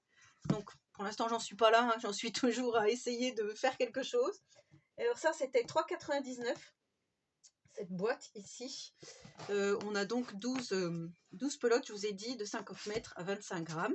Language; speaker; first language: French; native; French